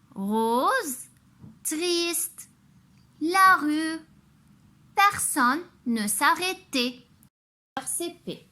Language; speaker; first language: French; non-native, local second language; Arabic